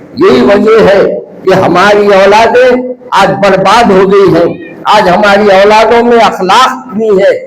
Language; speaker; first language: Urdu; native; Urdu